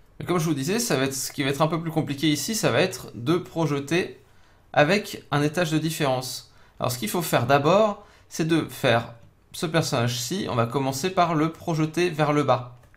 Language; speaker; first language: French; native; French